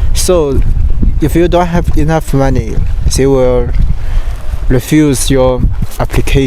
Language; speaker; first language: English; non-native, learner; Chinese